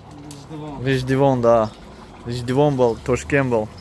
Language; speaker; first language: Russian; non-native, learner; Tajik